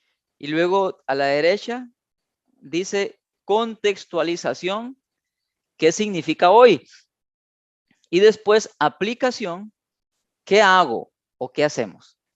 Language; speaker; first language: Spanish; native; Spanish